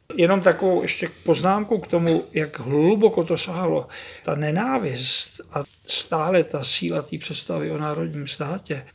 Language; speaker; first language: Czech; native; Czech